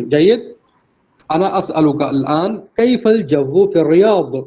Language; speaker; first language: Arabic; non-native, fluent; Urdu